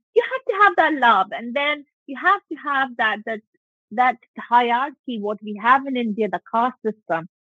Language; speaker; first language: English; non-native, local second language; Punjabi